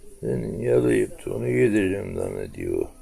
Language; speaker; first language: Turkish; native; Turkish